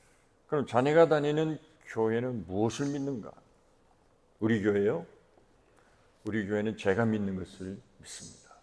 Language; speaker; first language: Korean; native; Korean